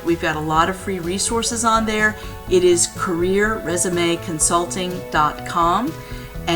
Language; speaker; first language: English; native; English